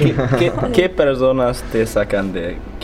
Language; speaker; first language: Spanish; non-native, learner; German